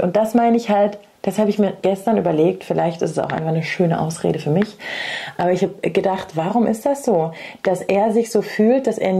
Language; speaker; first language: German; native; German